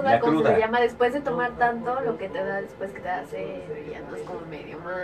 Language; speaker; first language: Spanish; native; Spanish